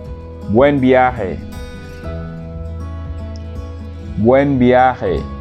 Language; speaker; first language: Spanish; non-native, fluent; Wolof